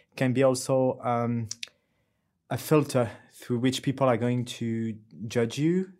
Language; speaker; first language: English; non-native, fluent; French